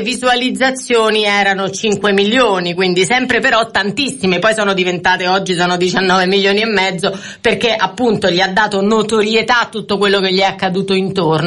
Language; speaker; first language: Italian; native; Italian